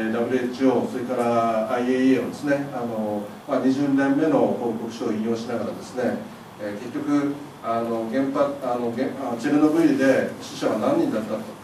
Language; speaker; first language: Japanese; native; Japanese